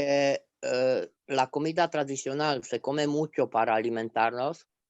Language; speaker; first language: Spanish; non-native, fluent; Romanian